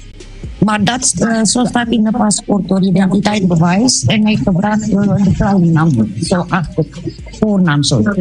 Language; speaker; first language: Dutch; non-native, learner; Romanian